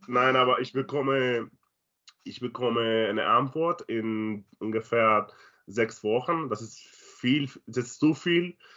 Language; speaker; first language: German; non-native, learner; Spanish